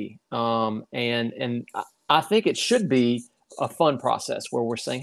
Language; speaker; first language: English; native; English